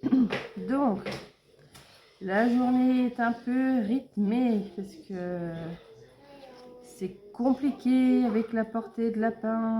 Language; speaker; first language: French; native; French